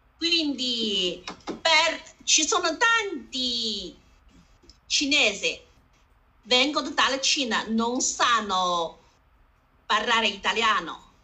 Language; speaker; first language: Italian; non-native, learner; Chinese